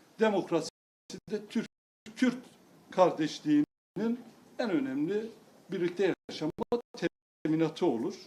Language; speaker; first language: Turkish; non-native, local second language; Kurdish